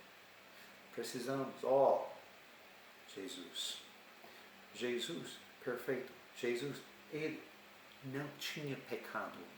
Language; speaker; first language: Portuguese; non-native, learner; English